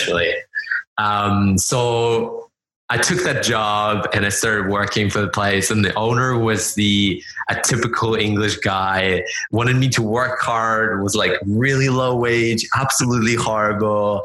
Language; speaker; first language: English; non-native, fluent; Lithuanian